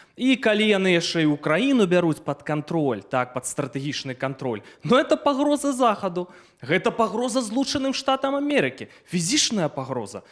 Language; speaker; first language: Belarusian; native; Belarusian